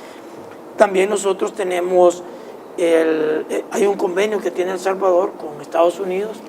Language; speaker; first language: Spanish; native; Spanish